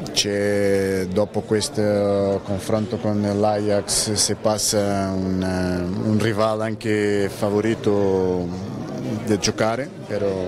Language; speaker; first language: Italian; non-native, fluent; Portuguese